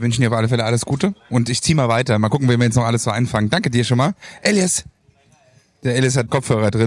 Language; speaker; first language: German; native; German